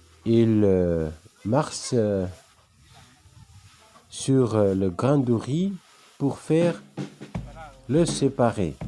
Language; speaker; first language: French; non-native, fluent; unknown